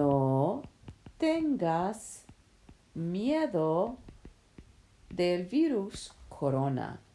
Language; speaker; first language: Spanish; non-native, fluent; English